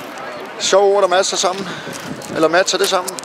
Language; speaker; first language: Danish; native; Danish